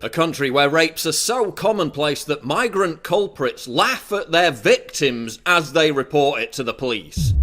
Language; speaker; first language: English; native; English